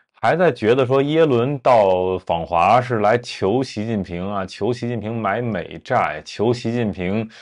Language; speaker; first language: Chinese; native; Chinese